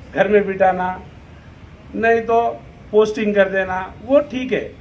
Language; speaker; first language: Hindi; non-native, local second language; Lambadi